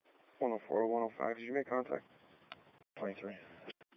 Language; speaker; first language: English; native; English